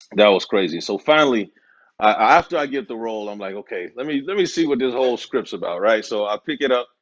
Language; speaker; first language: English; native; English